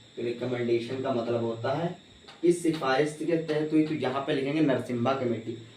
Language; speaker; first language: Hindi; native; Hindi